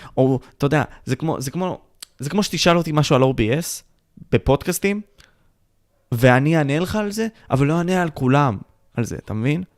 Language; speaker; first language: Hebrew; native; Hebrew